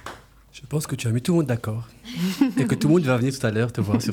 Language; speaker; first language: French; native; French